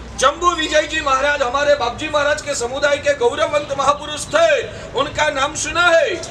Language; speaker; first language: Hindi; non-native, local second language; Gujarati